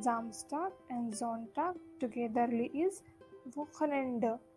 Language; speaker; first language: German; non-native, fluent; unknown